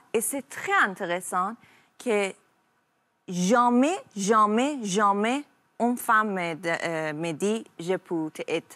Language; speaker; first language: French; non-native, learner; Persian